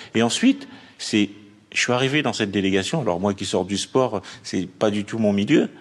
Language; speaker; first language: French; native; French